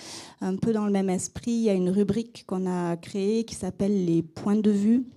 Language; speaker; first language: French; native; French